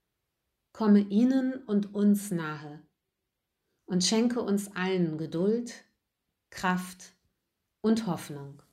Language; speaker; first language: German; native; German